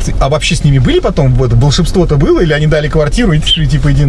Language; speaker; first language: Russian; native; Russian